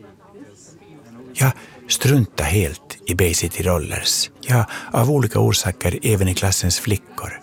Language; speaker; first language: Swedish; native; Swedish